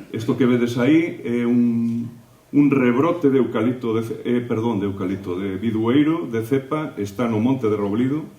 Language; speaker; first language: Galician; native; Galician